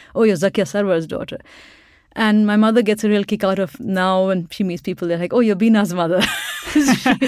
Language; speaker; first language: English; non-native, local second language; Urdu